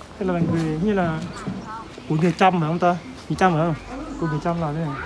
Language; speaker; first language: Vietnamese; non-native, local second language; Jarai